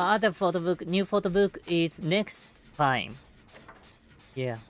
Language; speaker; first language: English; non-native, learner; Japanese